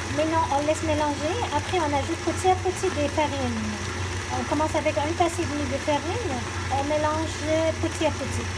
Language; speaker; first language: French; non-native, learner; Persian